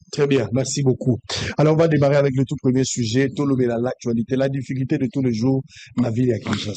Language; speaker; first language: French; non-native, local second language; Lingala